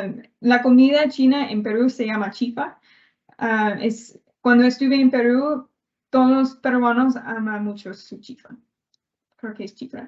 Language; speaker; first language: Spanish; non-native, learner; English